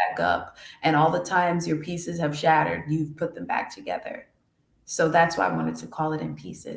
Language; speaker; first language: English; native; English